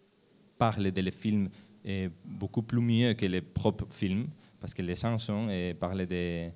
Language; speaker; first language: French; non-native, learner; Spanish